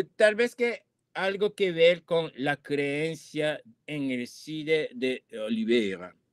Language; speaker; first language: Spanish; non-native, fluent; Japanese